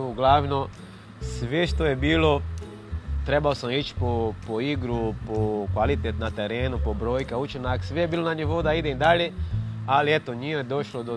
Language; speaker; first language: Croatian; non-native, fluent; Portuguese